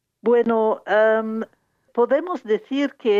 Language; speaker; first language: Spanish; non-native, fluent; English